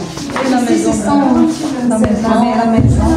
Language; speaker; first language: French; non-native, fluent; Chinese